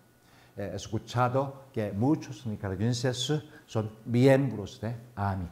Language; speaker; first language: Spanish; non-native, fluent; Korean